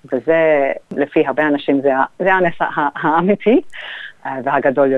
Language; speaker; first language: Hebrew; non-native, fluent; English